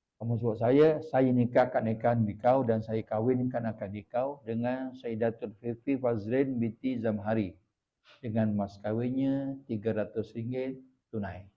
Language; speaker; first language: Malay; native; Malay